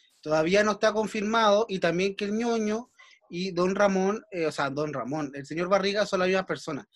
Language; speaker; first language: Spanish; native; Spanish